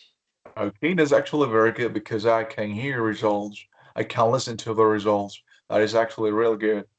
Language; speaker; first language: English; non-native, fluent; Spanish